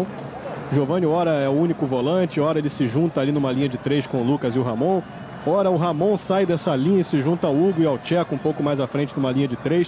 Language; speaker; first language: Portuguese; native; Portuguese